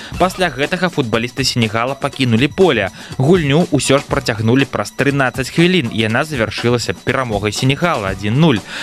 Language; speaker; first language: Belarusian; native; Belarusian